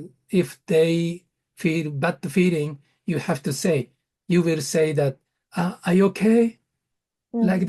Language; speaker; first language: English; non-native, learner; Japanese